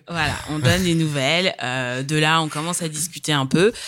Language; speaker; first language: French; native; French